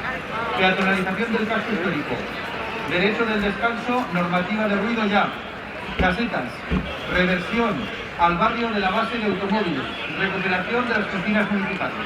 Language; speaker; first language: Spanish; native; Spanish